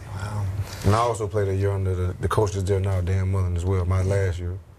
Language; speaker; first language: English; native; English